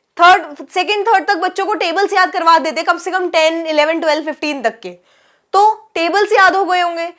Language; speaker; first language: Hindi; native; Hindi